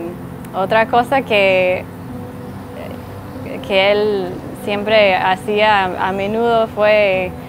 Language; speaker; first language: Spanish; non-native, fluent; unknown